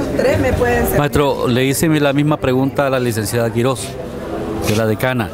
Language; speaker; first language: Spanish; native; Spanish